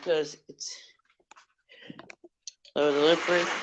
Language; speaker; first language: English; native; English